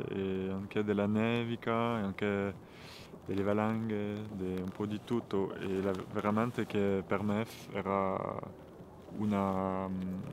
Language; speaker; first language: Italian; non-native, fluent; French